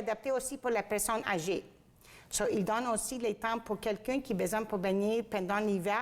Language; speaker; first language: French; non-native, fluent; Greek